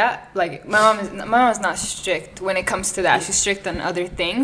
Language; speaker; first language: English; non-native, fluent; Italian